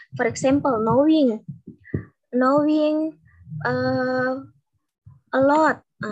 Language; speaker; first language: English; non-native, learner; Indonesian